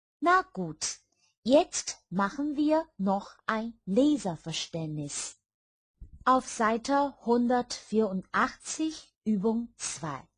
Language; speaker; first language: German; non-native, fluent; Chinese